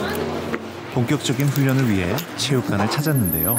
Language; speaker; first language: Korean; native; Korean